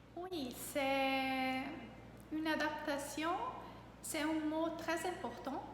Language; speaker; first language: French; non-native, fluent; German